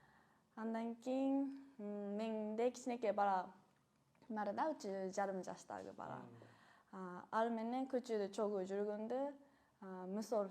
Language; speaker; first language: Kyrgyz; non-native, fluent; Japanese